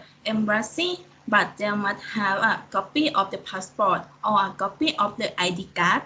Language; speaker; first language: English; non-native, fluent; Thai